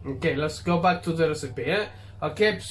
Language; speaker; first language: English; non-native, fluent; Portuguese